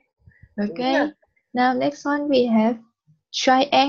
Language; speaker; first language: English; non-native, learner; Vietnamese